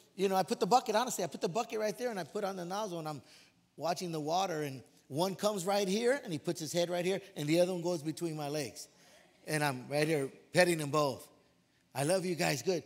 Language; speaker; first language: English; early bilingual, other home language; Spanish